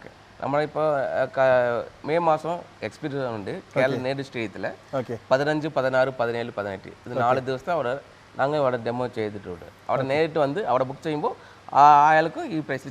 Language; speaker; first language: Malayalam; non-native, learner; Tamil